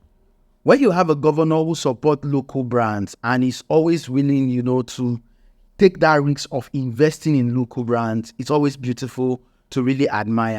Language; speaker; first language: English; non-native, local second language; Igbo